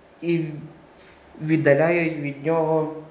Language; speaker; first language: Ukrainian; native; Ukrainian